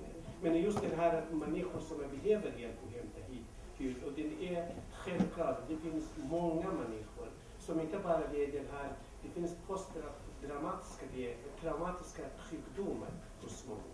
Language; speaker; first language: Swedish; non-native, local second language; Kurdish